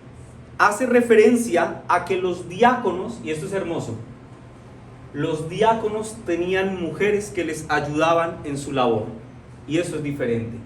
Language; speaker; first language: Spanish; native; Spanish